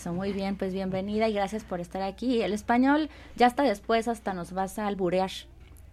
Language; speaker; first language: Spanish; native; Spanish